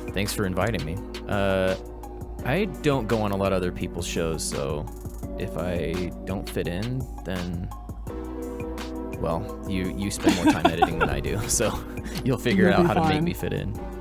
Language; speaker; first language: English; native; English